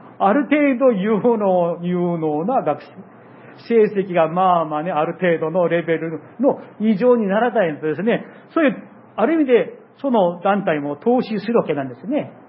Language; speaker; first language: Japanese; non-native, fluent; Korean